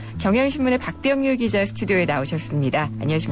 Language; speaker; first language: Korean; native; Korean